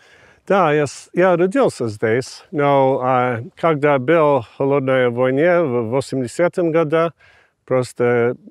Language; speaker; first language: Russian; non-native, fluent; English